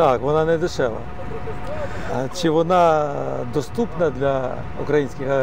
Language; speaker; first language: Ukrainian; native; Ukrainian